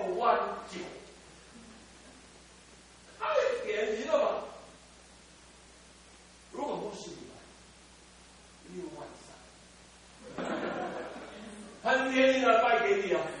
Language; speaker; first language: Chinese; early bilingual, heritage; Cantonese